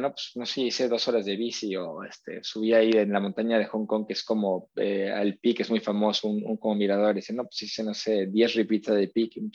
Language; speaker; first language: Spanish; native; Spanish